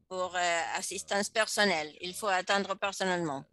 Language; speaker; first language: French; non-native, fluent; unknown